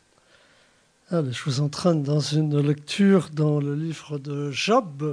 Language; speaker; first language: French; native; French